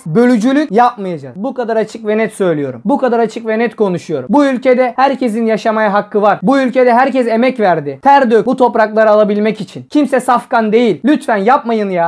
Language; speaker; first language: Turkish; native; Turkish